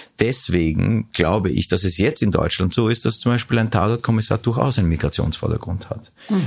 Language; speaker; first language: German; native; German